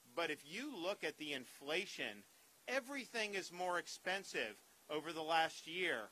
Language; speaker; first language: English; native; English